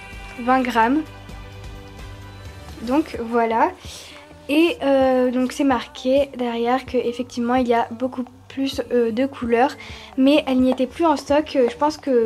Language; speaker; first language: French; native; French